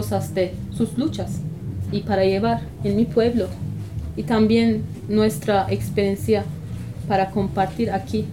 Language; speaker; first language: Spanish; non-native, learner; Kurdish